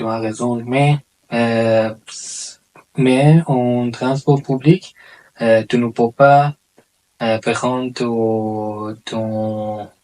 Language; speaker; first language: French; non-native, learner; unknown